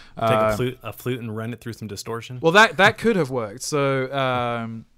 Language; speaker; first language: English; native; English